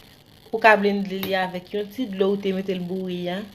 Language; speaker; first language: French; non-native, local second language; Haitian Creole